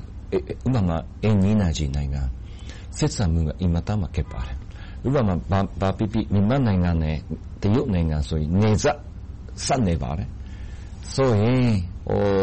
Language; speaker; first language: Burmese; non-native, fluent; Japanese